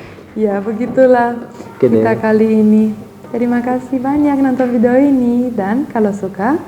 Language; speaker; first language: Indonesian; non-native, fluent; Romanian